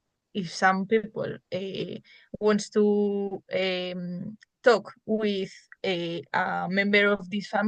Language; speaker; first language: English; non-native, learner; Spanish